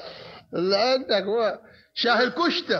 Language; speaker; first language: Arabic; native; Arabic